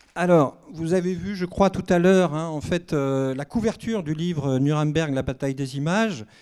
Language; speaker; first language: French; native; French